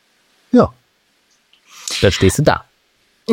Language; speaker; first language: German; native; German